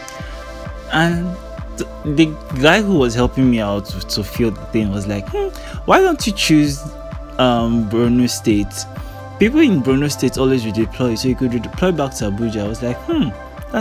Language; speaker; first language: English; non-native, local second language; Igbo